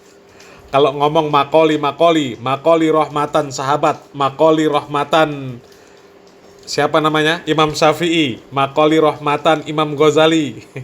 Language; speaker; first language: Indonesian; native; Indonesian